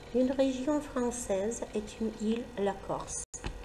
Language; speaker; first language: French; non-native, fluent; Ukrainian